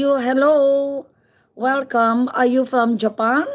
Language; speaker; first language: English; non-native, learner; Filipino